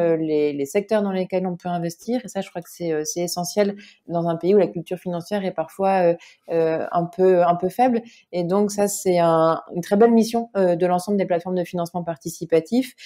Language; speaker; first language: French; native; French